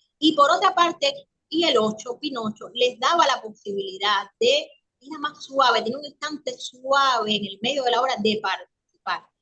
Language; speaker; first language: Spanish; native; Spanish